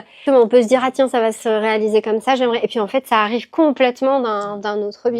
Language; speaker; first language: French; native; French